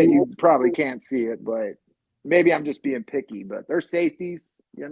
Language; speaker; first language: English; native; English